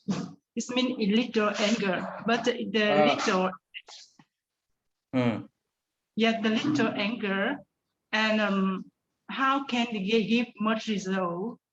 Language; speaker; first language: English; non-native, learner; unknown